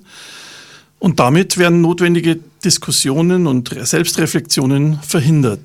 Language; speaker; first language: German; native; German